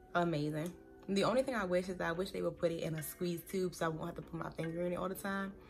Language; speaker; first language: English; native; English